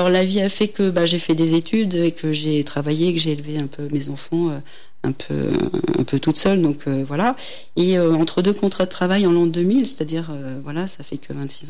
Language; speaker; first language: French; native; French